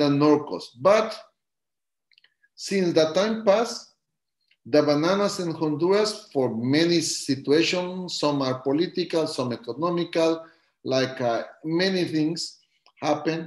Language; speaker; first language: English; non-native, learner; Spanish